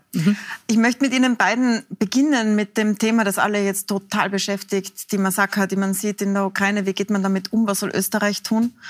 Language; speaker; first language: German; native; German